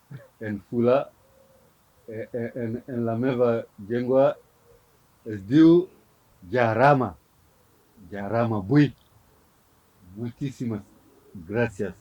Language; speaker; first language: Catalan; non-native, learner; Fula